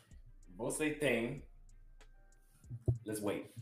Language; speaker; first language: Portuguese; non-native, learner; English